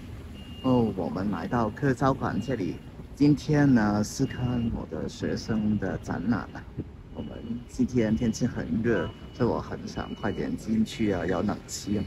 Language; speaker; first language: Chinese; non-native, local second language; Cantonese